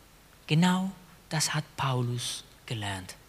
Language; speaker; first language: German; non-native, fluent; Spanish